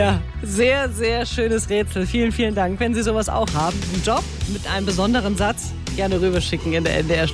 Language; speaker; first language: German; native; German